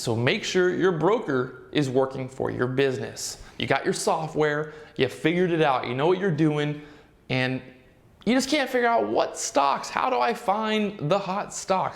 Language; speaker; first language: English; native; English